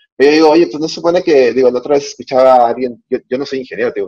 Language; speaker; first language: Spanish; native; Spanish